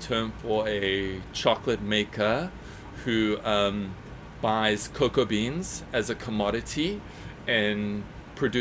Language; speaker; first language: English; native; English